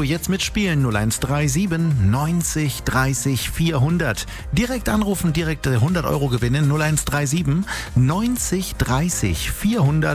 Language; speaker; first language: German; native; German